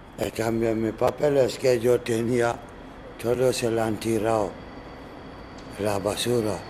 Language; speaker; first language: Spanish; non-native, learner; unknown